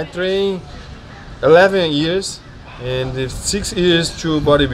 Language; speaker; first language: English; non-native, learner; Portuguese